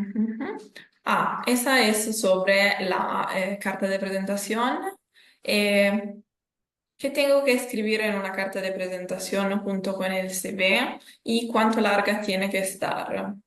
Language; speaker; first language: Spanish; non-native, fluent; Italian